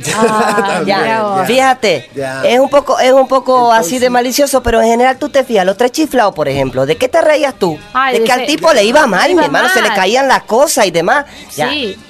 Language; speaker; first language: Spanish; native; Spanish